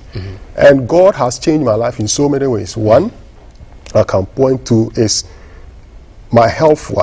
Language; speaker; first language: English; non-native, local second language; Ewe